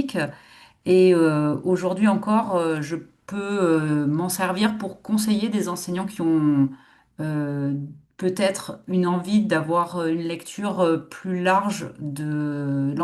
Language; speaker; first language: French; native; French